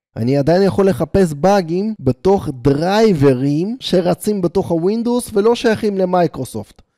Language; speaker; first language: Hebrew; native; Hebrew